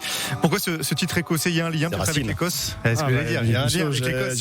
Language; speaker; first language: French; native; French